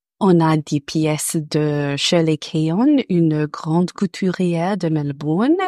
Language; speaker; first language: French; non-native, learner; English